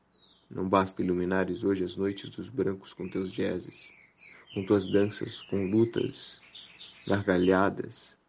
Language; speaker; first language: Portuguese; native; Portuguese